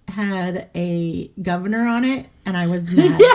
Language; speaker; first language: English; native; English